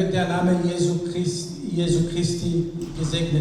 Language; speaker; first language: German; non-native, fluent; French